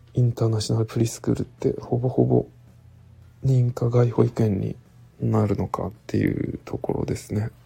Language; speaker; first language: Japanese; native; Japanese